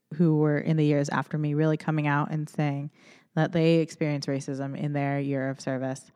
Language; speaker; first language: English; early bilingual, other home language; Filipino